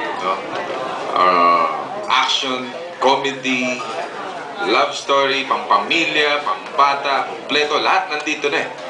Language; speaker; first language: Filipino; native; Filipino